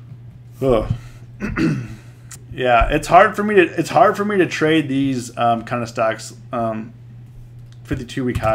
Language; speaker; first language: English; native; English